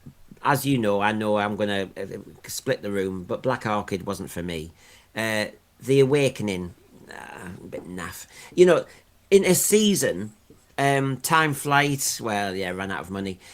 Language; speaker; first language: English; native; English